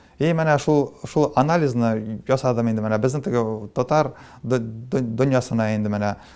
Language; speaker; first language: Tatar; non-native, local second language; Russian